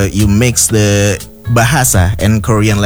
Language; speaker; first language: English; non-native, fluent; Indonesian